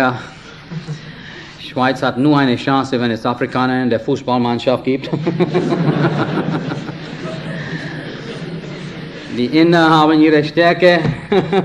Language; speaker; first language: German; non-native, fluent; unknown